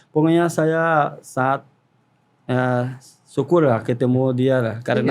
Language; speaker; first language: Indonesian; non-native, fluent; Portuguese